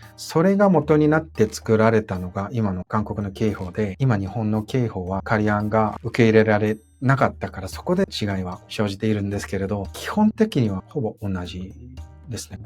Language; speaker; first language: Japanese; non-native, fluent; Korean